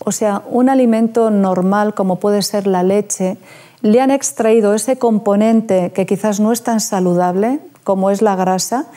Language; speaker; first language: Spanish; native; Spanish